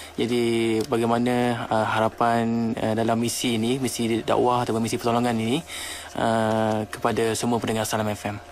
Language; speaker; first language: Malay; native; Malay